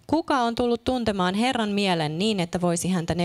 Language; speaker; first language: Finnish; native; Finnish